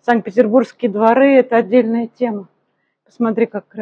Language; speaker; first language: Russian; native; Russian